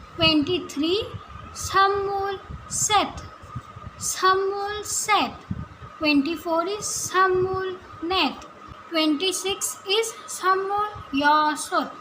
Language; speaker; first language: Hindi; native; Hindi